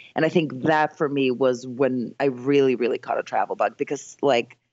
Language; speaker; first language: English; early bilingual, other home language; Greek